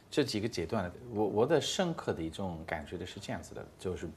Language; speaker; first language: Chinese; non-native, fluent; English